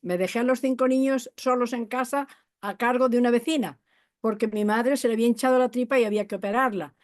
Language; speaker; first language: Spanish; native; Spanish